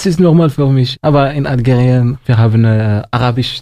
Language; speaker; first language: German; non-native, learner; Arabic